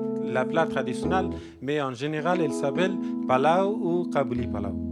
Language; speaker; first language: French; non-native, learner; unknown